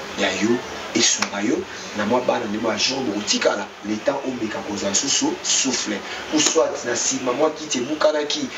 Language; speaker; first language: Lingala; native; Lingala